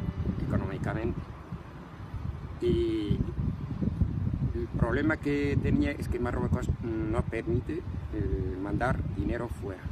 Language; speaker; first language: Spanish; non-native, fluent; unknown